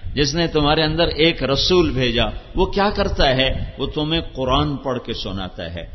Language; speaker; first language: Urdu; non-native, local second language; Punjabi